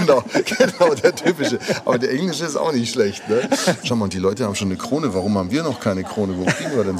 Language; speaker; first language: German; native; German